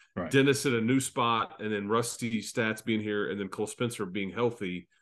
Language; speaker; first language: English; native; English